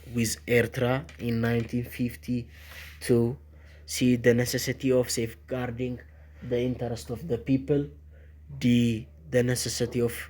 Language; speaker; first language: English; non-native, local second language; Amharic